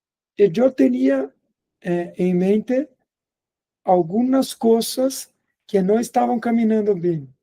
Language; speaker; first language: Spanish; non-native, fluent; Portuguese